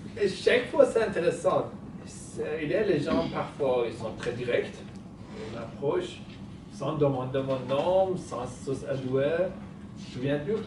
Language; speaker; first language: French; non-native, fluent; Persian